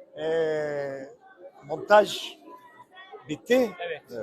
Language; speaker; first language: Turkish; non-native, learner; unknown